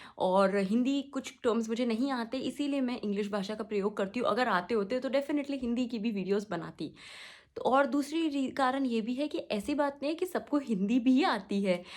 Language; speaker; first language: Hindi; native; Hindi